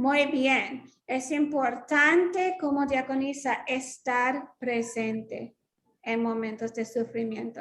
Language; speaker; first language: Spanish; non-native, fluent; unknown